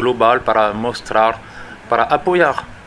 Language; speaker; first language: Portuguese; non-native, fluent; French